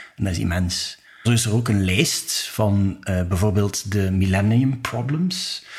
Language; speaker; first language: Dutch; native; Dutch